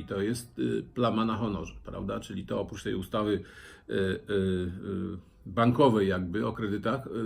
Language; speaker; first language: Polish; native; Polish